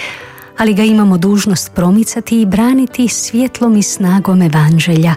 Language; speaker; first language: Croatian; native; Croatian